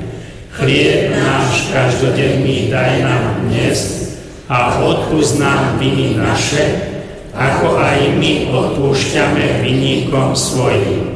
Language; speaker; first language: Slovak; native; Slovak